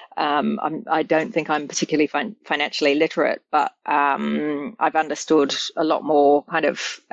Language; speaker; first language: English; native; English